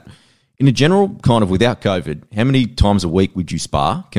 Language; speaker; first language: English; native; English